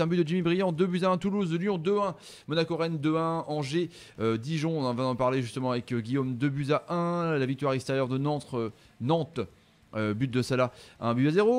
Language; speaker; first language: French; native; French